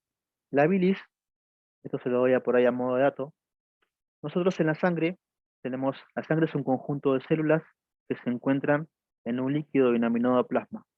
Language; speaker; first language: Spanish; native; Spanish